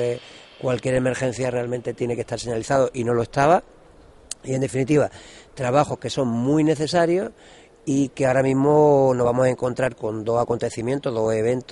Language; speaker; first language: Spanish; native; Spanish